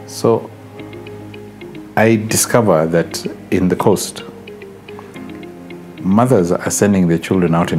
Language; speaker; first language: English; non-native, local second language; Swahili